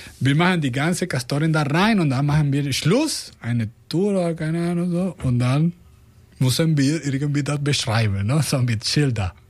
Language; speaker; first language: German; non-native, fluent; Spanish